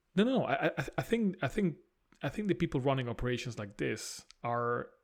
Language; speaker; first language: English; non-native, fluent; Spanish